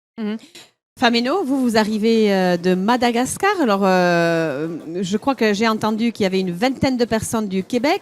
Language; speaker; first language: French; native; French